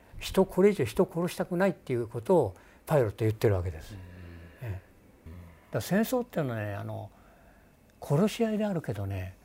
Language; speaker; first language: Japanese; native; Japanese